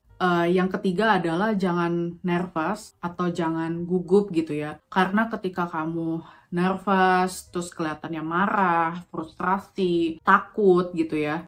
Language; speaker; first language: Indonesian; native; Indonesian